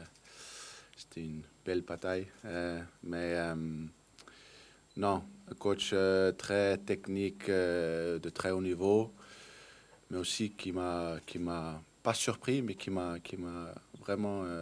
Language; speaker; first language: French; non-native, fluent; Danish